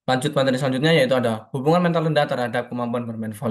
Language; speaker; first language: Indonesian; native; Indonesian